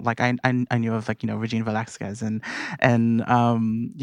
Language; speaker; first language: English; native; English